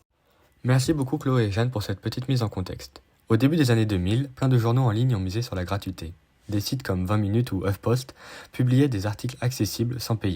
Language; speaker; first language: French; native; French